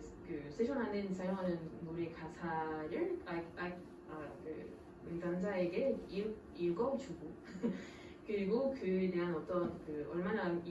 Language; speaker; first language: Korean; non-native, fluent; French